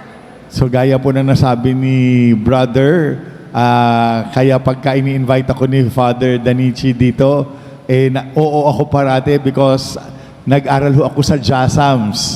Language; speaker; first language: Filipino; native; Filipino